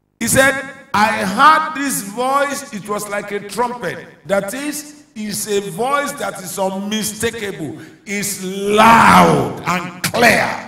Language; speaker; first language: English; non-native, local second language; Yoruba